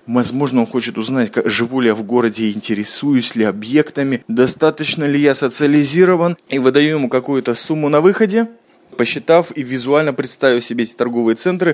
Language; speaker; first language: Russian; native; Russian